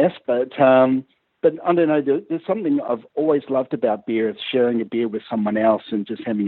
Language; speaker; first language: English; native; English